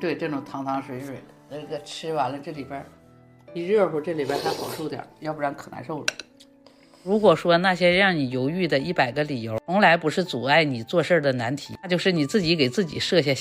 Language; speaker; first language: Chinese; native; Chinese